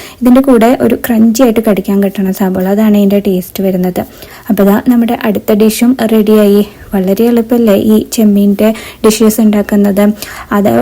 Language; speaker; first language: Malayalam; native; Malayalam